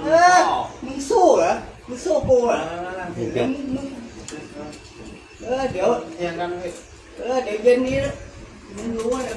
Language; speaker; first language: Thai; native; Thai